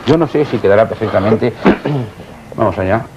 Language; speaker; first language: Spanish; native; Spanish